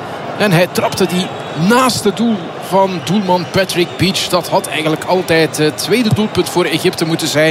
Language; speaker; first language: Dutch; native; Dutch